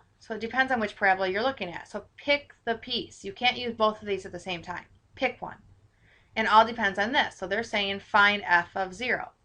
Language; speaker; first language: English; native; English